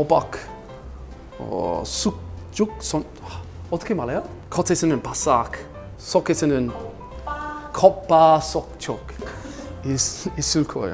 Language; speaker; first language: Korean; non-native, learner; English